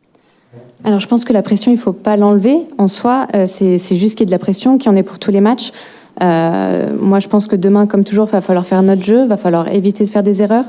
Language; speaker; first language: French; native; French